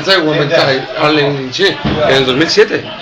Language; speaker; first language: Chinese; non-native, learner; Spanish